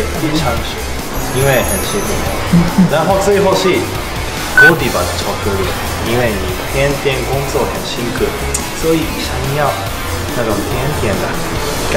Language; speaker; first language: Chinese; non-native, learner; Japanese